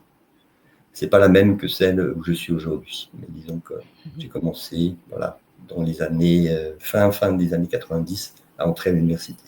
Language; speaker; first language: French; native; French